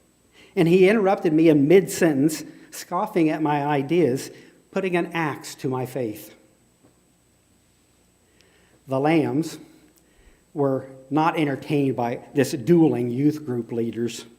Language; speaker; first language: English; native; English